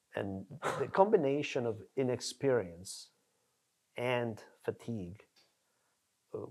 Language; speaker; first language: English; non-native, fluent; Spanish